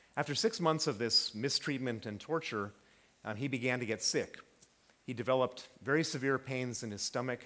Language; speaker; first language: English; native; English